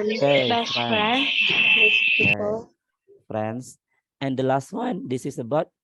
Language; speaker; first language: English; non-native, learner; Indonesian